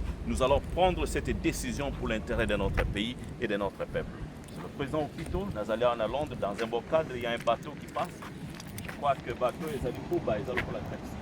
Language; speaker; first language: French; non-native, local second language; Lingala